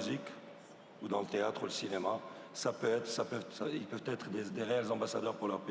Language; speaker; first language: French; non-native, local second language; Arabic